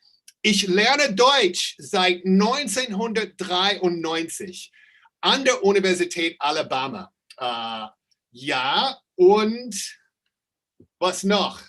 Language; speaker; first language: German; non-native, fluent; English